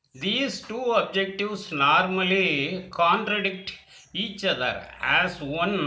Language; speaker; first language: English; non-native, local second language; Tamil